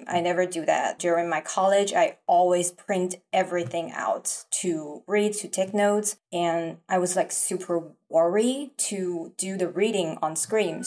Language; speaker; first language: English; non-native, fluent; Chinese